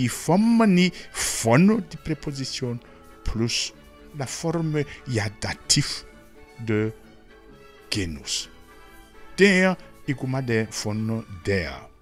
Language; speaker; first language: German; non-native, fluent; Rundi